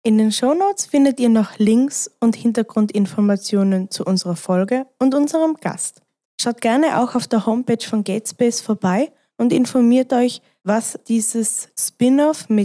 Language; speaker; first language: German; native; German